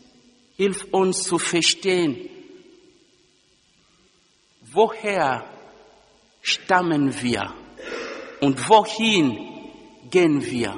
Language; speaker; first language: German; non-native, fluent; Lingala